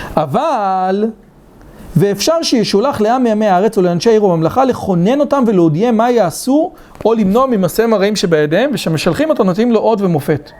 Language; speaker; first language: Hebrew; native; Hebrew